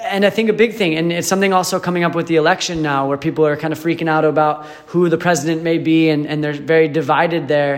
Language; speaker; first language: English; native; English